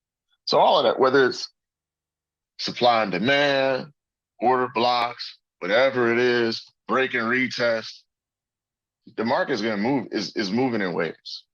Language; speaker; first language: English; native; English